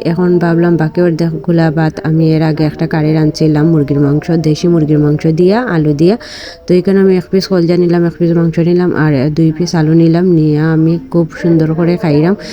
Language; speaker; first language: Bangla; native; Bangla